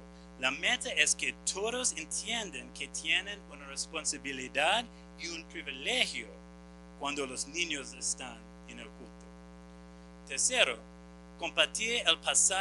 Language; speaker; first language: Spanish; non-native, fluent; English